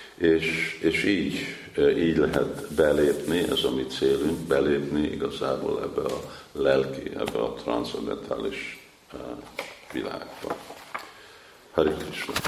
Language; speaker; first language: Hungarian; early bilingual, heritage; Hungarian